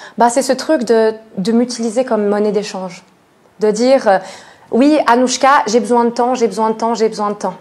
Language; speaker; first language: French; native; French